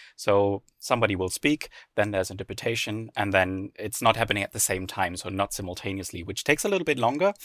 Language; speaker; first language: English; non-native, fluent; German